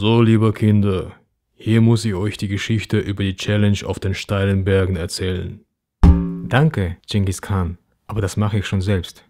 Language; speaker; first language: German; early bilingual, other home language; Russian